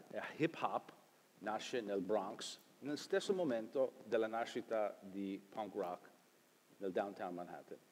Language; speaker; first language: Italian; early bilingual, heritage; Italian